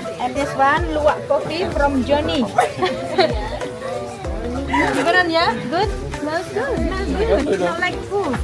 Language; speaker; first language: English; non-native, learner; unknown